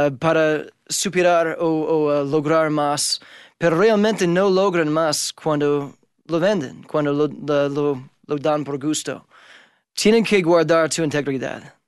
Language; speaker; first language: Spanish; non-native, fluent; English